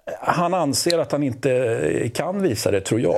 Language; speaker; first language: Swedish; native; Swedish